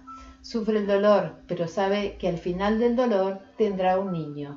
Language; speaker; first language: Spanish; native; Spanish